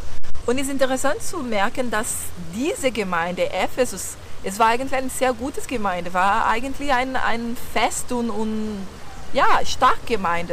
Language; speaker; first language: German; non-native, learner; Portuguese